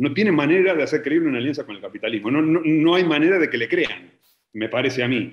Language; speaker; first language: Spanish; native; Spanish